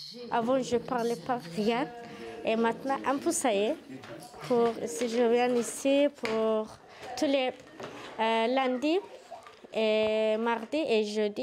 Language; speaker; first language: French; non-native, learner; Ukrainian